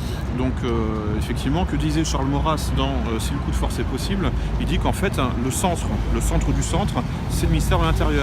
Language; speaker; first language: French; native; French